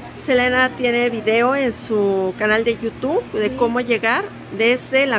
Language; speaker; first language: Spanish; native; Spanish